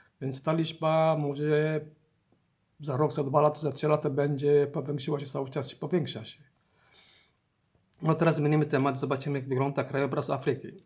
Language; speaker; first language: Polish; non-native, learner; Somali